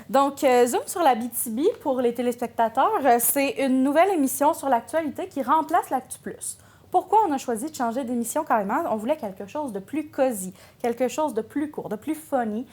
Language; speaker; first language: French; native; French